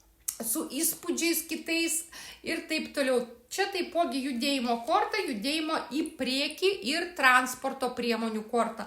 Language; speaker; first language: Lithuanian; native; Lithuanian